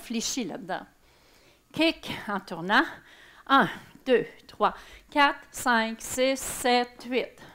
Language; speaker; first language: French; native; French